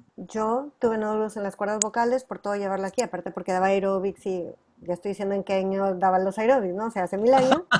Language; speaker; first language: Spanish; native; Spanish